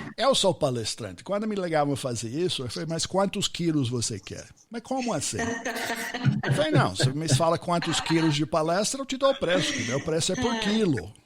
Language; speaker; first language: Portuguese; non-native, fluent; English